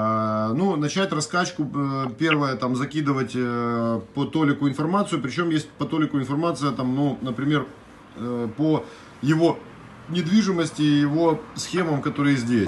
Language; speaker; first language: Russian; native; Russian